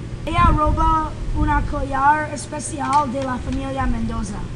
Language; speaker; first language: Spanish; non-native, learner; English